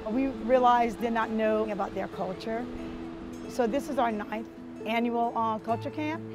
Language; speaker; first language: English; early bilingual, other home language; French